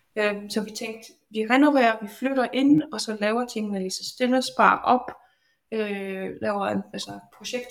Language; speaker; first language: Danish; non-native, fluent; Polish